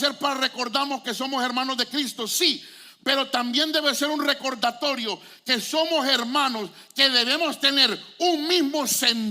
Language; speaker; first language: Spanish; native; Spanish